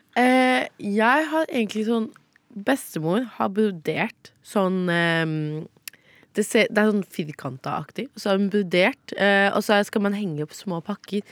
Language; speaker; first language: Norwegian; native; Norwegian